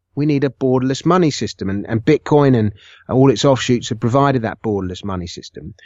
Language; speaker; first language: English; native; English